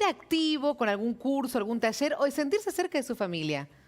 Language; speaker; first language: Spanish; native; Spanish